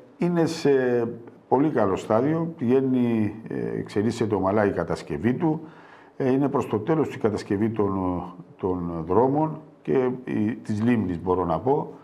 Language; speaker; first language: Greek; native; Greek